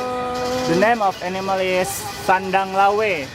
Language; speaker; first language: English; non-native, learner; Indonesian